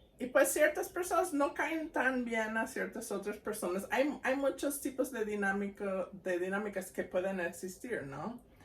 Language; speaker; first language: Spanish; non-native, fluent; English